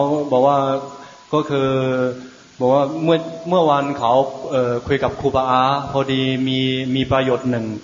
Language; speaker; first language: Thai; non-native, fluent; Chinese